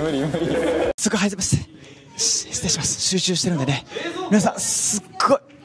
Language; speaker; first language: Japanese; native; Japanese